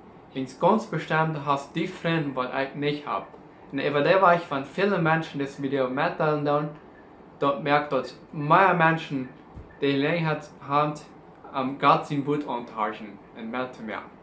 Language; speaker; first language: German; non-native, learner; Plautdietsch